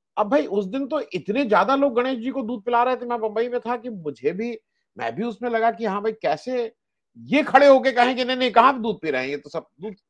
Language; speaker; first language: Hindi; native; Hindi